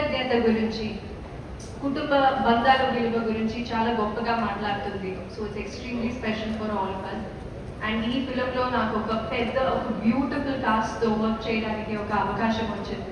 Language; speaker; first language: Telugu; non-native, learner; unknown